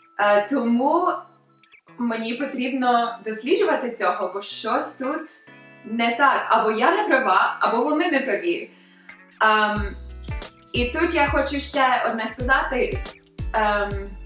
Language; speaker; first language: Ukrainian; early bilingual, other home language; English